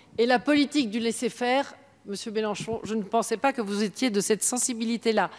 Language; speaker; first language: French; native; French